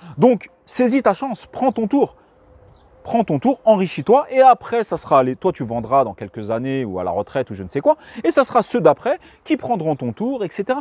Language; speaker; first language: French; native; French